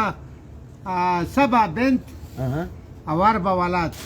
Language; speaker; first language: Arabic; non-native, learner; Pashto